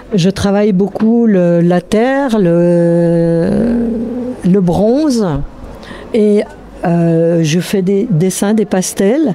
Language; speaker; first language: French; native; French